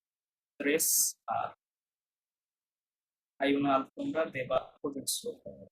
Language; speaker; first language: Spanish; non-native, learner; Bangla